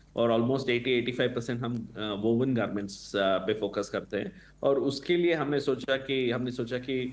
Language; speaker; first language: Hindi; non-native, local second language; Tamil